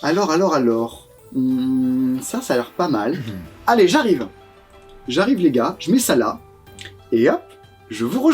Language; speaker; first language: French; native; French